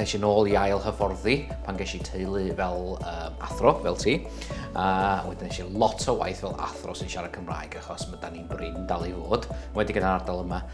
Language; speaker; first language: Welsh; non-native, local second language; English